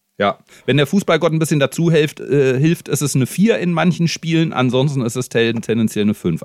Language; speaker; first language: German; native; German